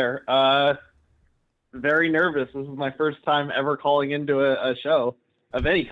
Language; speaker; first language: English; native; English